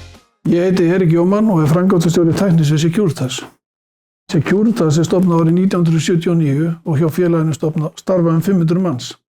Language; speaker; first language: Icelandic; native; Icelandic